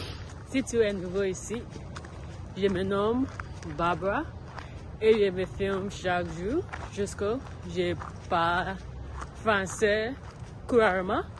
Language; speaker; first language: French; non-native, learner; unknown